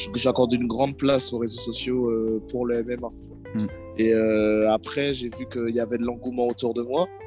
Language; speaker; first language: French; native; French